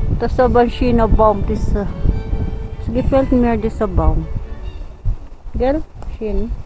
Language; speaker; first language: German; non-native, learner; Filipino